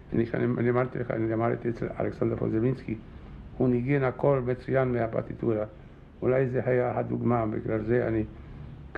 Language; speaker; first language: Hebrew; non-native, fluent; Czech